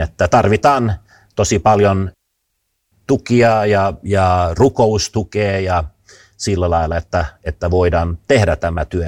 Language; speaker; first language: Finnish; non-native, fluent; Swedish